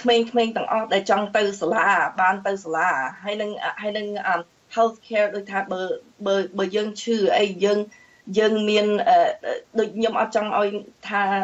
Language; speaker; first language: Khmer; early bilingual, heritage; Khmer